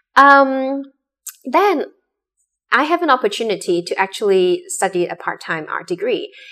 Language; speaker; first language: English; non-native, local second language; Cantonese